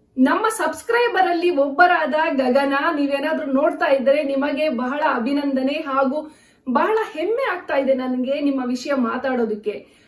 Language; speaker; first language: Kannada; native; Kannada